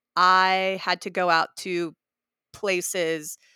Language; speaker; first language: English; native; English